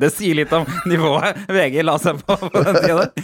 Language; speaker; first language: Norwegian; native; Norwegian